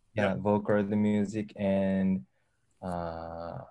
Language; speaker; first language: English; non-native, learner; Japanese